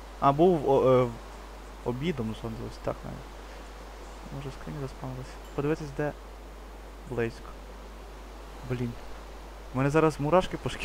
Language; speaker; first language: Ukrainian; native; Ukrainian